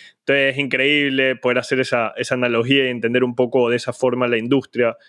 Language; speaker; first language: Spanish; native; Spanish